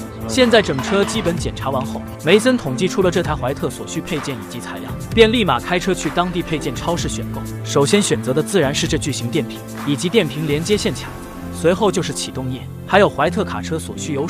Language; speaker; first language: Chinese; native; Chinese